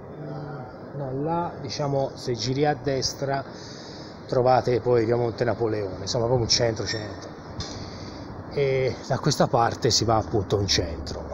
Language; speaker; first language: Italian; native; Italian